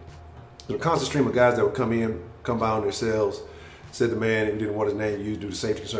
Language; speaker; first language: English; native; English